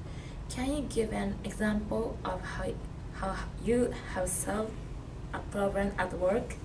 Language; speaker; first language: English; non-native, learner; Japanese